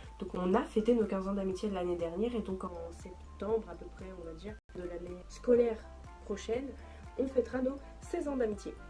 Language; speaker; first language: French; native; French